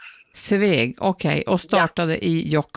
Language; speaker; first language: Swedish; native; Swedish